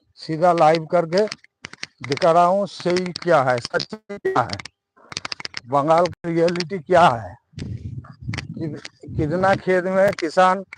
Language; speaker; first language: Hindi; non-native, local second language; Bangla